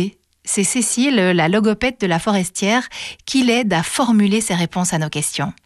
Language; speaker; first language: French; native; French